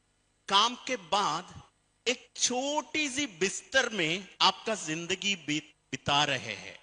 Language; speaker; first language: Hindi; non-native, fluent; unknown